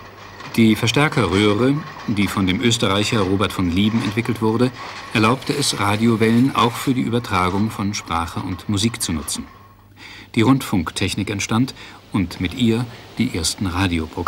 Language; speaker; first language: German; native; German